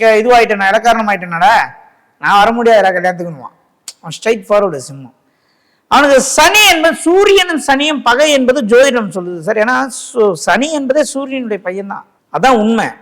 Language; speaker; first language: Tamil; native; Tamil